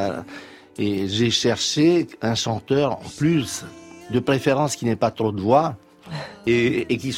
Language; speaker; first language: French; non-native, fluent; Romanian